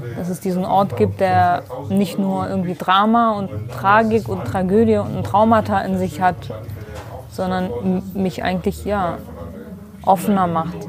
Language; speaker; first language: German; early bilingual, other home language; Kurdish